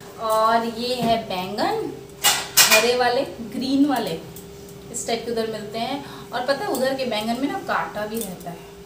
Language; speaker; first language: Hindi; non-native, local second language; Bangla